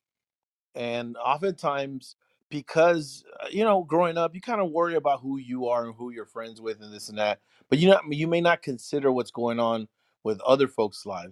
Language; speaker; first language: English; early bilingual, other home language; Spanish